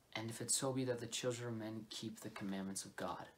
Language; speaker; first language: English; native; English